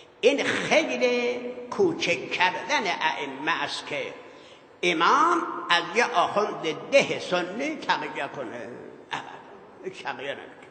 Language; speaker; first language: Persian; non-native, local second language; Azerbaijani